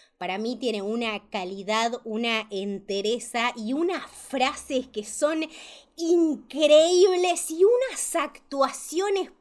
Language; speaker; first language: Spanish; native; Spanish